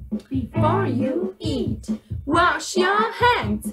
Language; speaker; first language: English; non-native, fluent; Polish